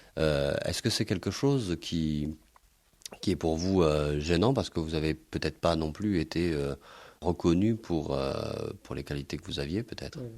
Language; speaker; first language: French; native; French